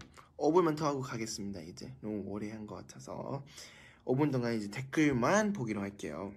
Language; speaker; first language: Korean; non-native, fluent; Thai